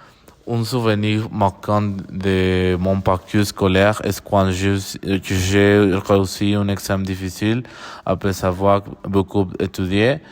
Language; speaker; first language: French; non-native, learner; Spanish